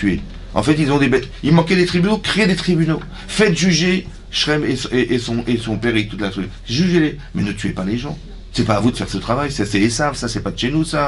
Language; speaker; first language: French; native; French